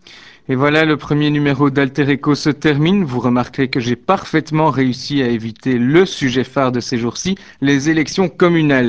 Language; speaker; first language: French; native; French